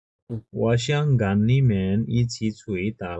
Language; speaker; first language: Chinese; non-native, fluent; Bangla